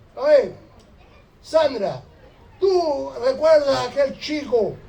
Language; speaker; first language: Spanish; early bilingual, heritage; Spanish